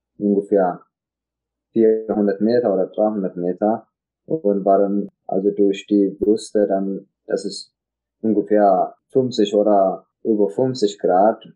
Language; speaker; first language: German; non-native, learner; Tigrinya